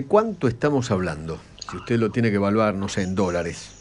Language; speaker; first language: Spanish; native; Spanish